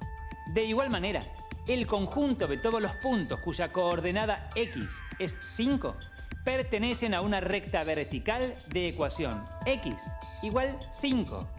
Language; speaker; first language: Spanish; native; Spanish